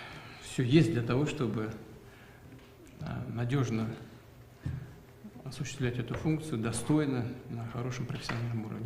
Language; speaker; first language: Russian; native; Russian